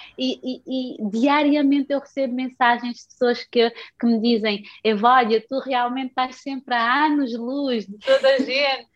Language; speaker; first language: Portuguese; non-native, local second language; Kabuverdianu